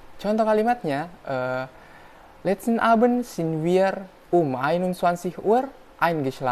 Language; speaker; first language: German; non-native, fluent; Indonesian